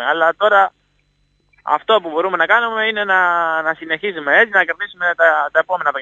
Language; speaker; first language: Greek; non-native, fluent; Italian